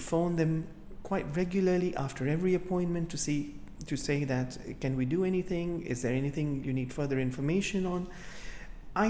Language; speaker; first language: English; non-native, local second language; Gujarati